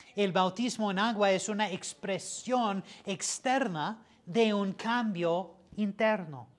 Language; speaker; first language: Spanish; non-native, fluent; English